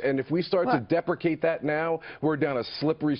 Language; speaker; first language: English; native; English